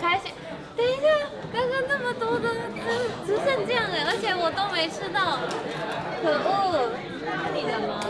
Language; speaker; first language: Chinese; non-native, fluent; Japanese